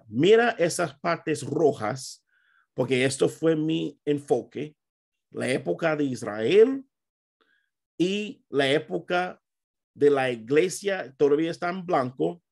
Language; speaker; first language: Spanish; non-native, fluent; English